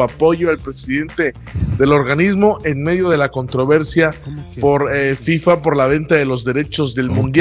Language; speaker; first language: Spanish; native; Spanish